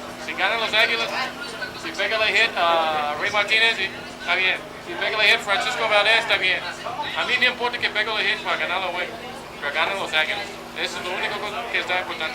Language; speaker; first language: Spanish; non-native, fluent; English